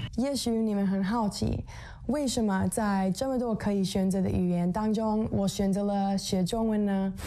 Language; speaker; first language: Chinese; non-native, fluent; English